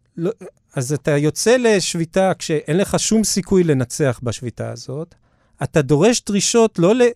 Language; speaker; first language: Hebrew; early bilingual, other home language; English